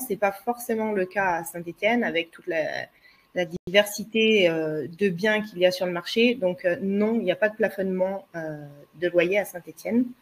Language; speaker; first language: French; native; French